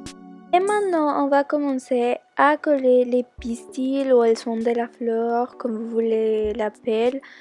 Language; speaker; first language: French; non-native, learner; Spanish